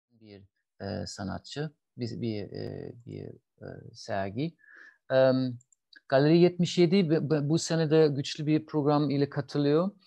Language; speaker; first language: Turkish; non-native, fluent; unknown